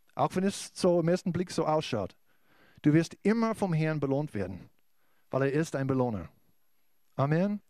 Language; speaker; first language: German; non-native, fluent; English